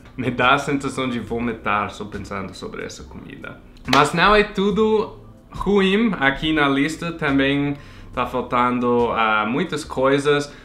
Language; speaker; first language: Portuguese; non-native, fluent; English